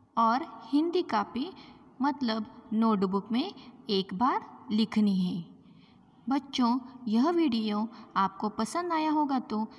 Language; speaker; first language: Hindi; non-native, local second language; Marathi